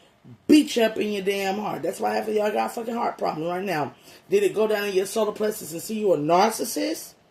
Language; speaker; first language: English; native; English